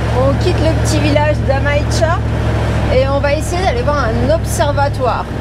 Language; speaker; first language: French; native; French